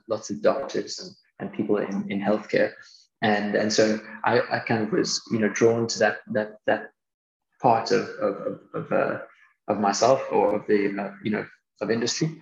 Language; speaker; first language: English; native; English